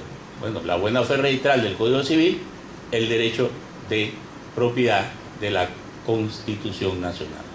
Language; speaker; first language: Spanish; native; Spanish